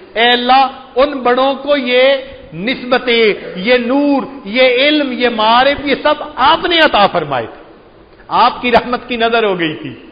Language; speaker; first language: Urdu; non-native, local second language; Punjabi